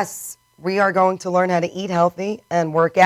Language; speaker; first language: English; native; English